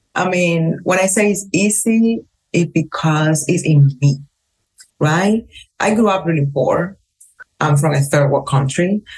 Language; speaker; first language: English; non-native, fluent; Spanish